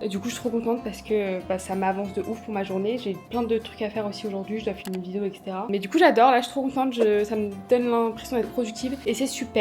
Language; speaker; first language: French; native; French